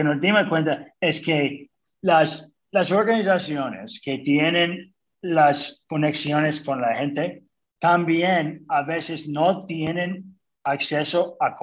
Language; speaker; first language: Spanish; early bilingual, other home language; English